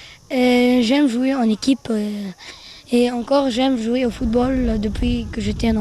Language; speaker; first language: French; non-native, fluent; Arabic